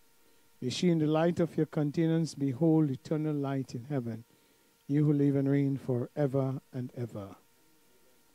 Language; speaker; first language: English; native; English